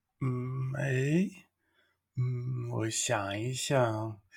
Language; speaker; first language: Chinese; non-native, fluent; English